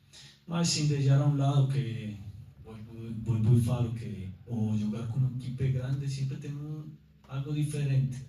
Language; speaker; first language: Portuguese; non-native, learner; Spanish